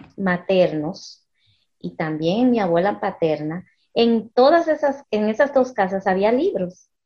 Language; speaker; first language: Spanish; early bilingual, heritage; Spanish